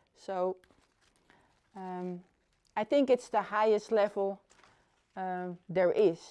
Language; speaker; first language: English; non-native, fluent; Dutch